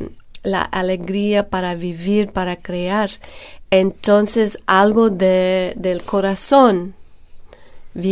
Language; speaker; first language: Spanish; non-native, fluent; English